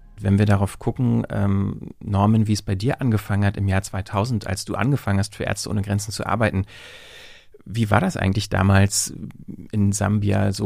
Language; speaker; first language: German; native; German